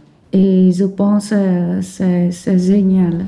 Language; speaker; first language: French; non-native, learner; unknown